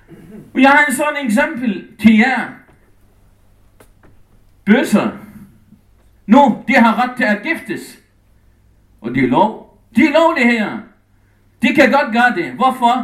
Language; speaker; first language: Danish; non-native, fluent; Arabic